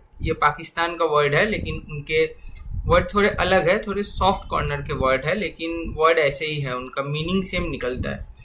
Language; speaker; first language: Hindi; non-native, local second language; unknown